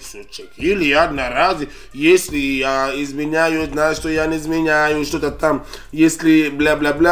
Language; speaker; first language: Russian; non-native, learner; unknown